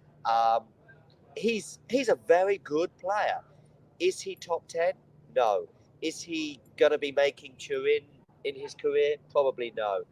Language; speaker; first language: English; native; English